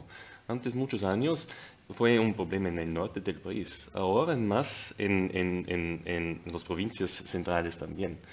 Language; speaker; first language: Spanish; non-native, fluent; German